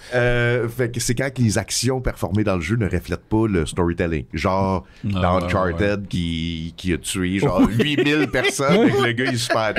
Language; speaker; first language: French; native; French